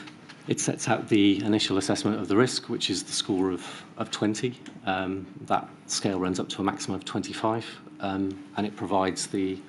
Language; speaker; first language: English; native; English